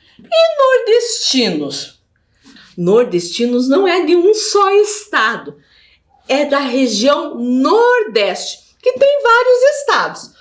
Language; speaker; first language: Portuguese; native; Portuguese